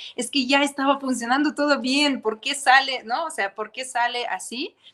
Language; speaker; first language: Spanish; non-native, fluent; Ukrainian